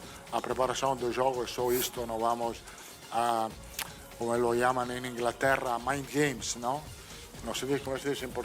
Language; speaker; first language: Portuguese; non-native, fluent; Italian